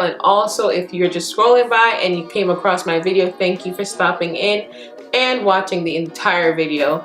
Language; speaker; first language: English; native; English